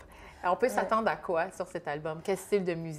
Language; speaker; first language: French; native; French